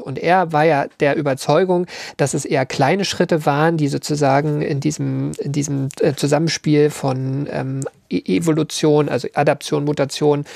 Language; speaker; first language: German; native; German